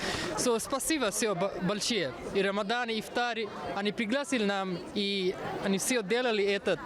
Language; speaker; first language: Russian; non-native, learner; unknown